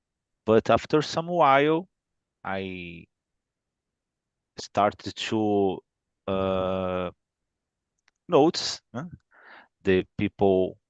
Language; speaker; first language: English; non-native, fluent; Portuguese